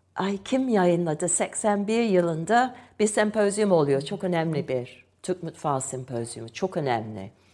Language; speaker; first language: Turkish; non-native, fluent; English